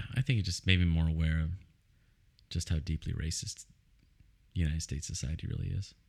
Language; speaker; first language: English; native; English